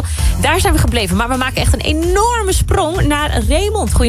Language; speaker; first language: Dutch; native; Dutch